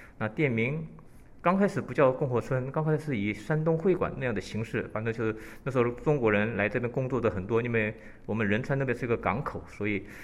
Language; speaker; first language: Chinese; early bilingual, heritage; Chinese